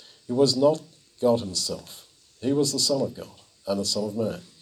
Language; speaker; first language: English; native; English